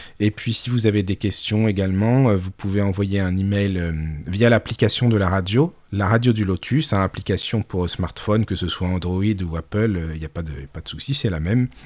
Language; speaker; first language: French; native; French